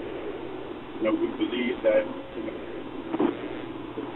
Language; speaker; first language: English; native; English